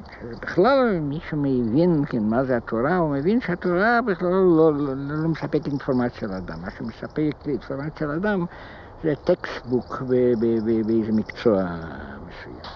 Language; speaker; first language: Hebrew; non-native, fluent; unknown